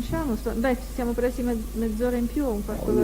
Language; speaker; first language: Italian; native; Italian